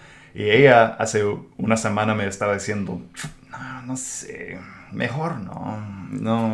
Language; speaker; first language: Spanish; non-native, fluent; English